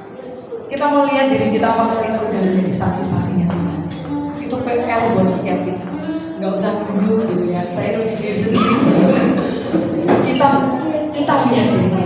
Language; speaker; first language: Indonesian; native; Indonesian